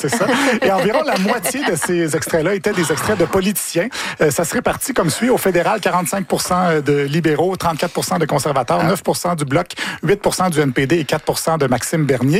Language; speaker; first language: French; native; French